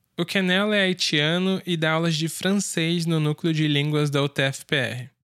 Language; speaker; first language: Portuguese; native; Portuguese